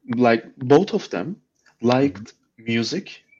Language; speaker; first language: English; non-native, fluent; Turkish